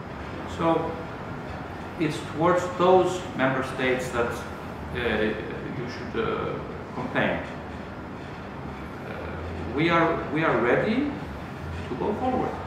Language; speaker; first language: English; non-native, fluent; Greek